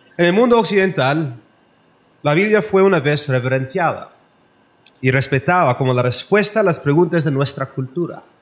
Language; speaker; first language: Spanish; non-native, learner; English